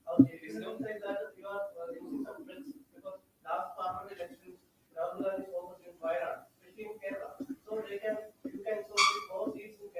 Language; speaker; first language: English; non-native, local second language; Malayalam